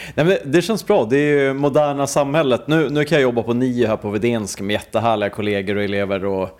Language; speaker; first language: Swedish; native; Swedish